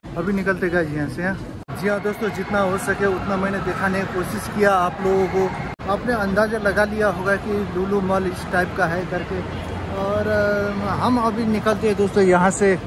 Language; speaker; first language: Hindi; native; Hindi